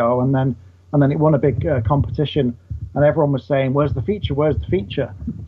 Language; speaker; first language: English; native; English